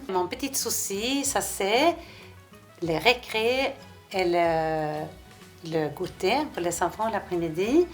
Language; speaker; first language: French; non-native, learner; Swedish